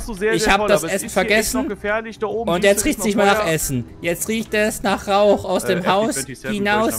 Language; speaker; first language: German; native; German